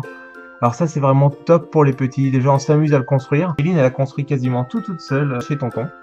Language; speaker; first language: French; native; French